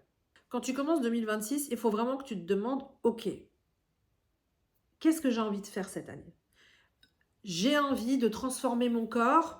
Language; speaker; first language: French; native; French